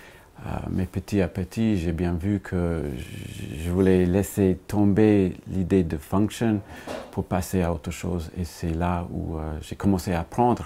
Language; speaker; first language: French; non-native, fluent; English